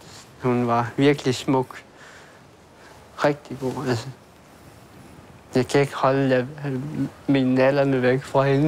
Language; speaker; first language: Danish; non-native, local second language; Kalaallisut